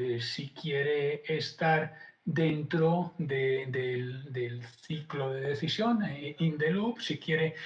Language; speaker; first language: Spanish; native; Spanish